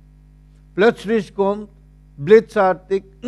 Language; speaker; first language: German; non-native, fluent; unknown